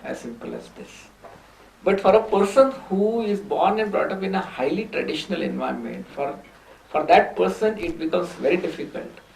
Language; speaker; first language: English; non-native, local second language; Hindi